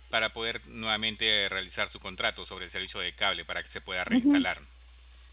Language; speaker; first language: Spanish; native; Spanish